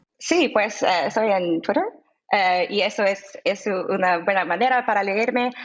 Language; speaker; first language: Spanish; non-native, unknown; English